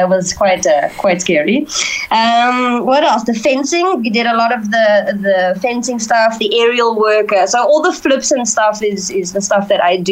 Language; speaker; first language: English; native; English